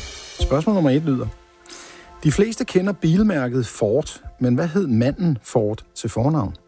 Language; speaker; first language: Danish; native; Danish